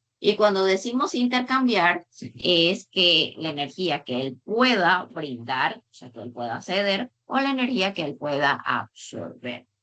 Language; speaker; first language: Spanish; native; Spanish